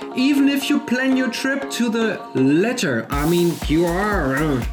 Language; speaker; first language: English; non-native, fluent; German